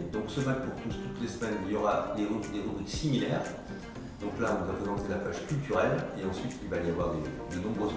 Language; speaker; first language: French; native; French